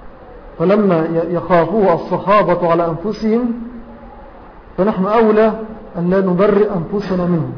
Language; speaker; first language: Arabic; native; Arabic